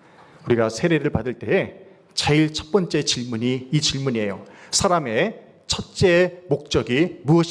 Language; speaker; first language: Korean; native; Korean